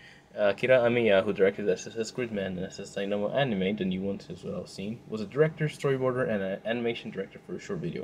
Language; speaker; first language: English; native; English